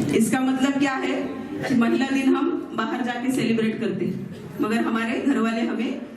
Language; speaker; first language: Hindi; non-native, local second language; Marathi